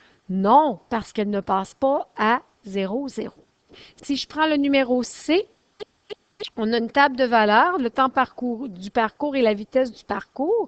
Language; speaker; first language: French; native; French